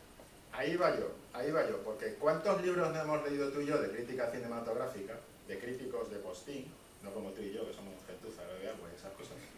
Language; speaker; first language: Spanish; native; Spanish